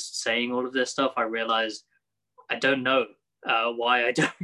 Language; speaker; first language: English; native; English